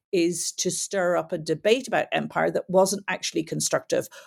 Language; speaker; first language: English; native; English